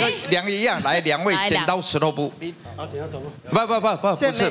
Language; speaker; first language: Chinese; native; Chinese